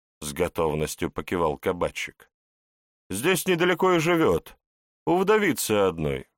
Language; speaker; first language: Russian; native; Russian